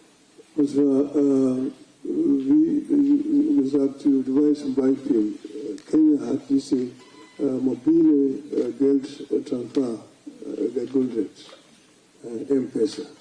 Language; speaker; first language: German; non-native, fluent; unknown